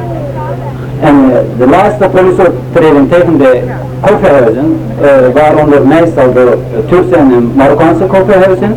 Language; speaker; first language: Dutch; non-native, learner; Turkish